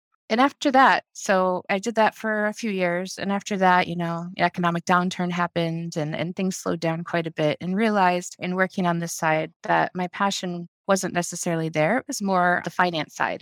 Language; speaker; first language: English; native; English